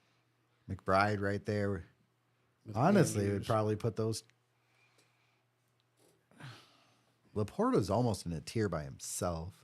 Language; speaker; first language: English; native; English